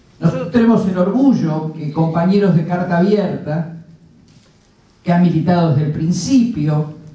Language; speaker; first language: Spanish; native; Spanish